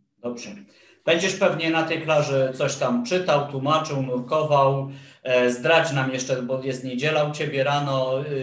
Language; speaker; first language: Polish; native; Polish